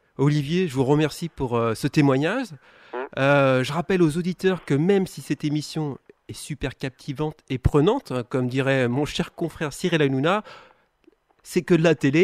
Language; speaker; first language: French; native; French